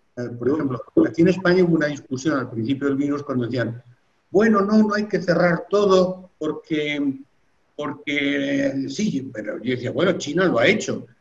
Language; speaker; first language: Spanish; native; Spanish